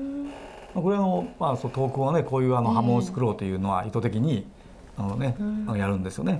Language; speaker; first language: Japanese; native; Japanese